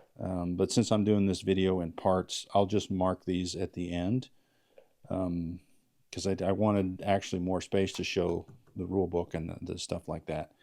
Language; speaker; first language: English; native; English